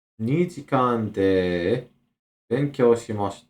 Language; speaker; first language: Japanese; non-native, learner; English